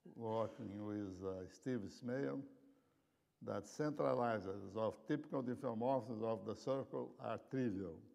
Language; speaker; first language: English; non-native, fluent; Portuguese